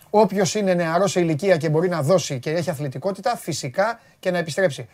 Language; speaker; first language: Greek; native; Greek